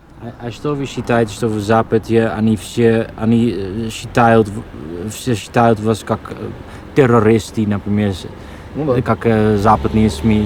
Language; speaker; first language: Russian; non-native, learner; Dutch